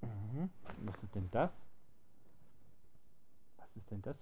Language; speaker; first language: German; native; German